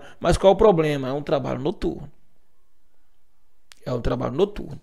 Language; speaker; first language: Portuguese; native; Portuguese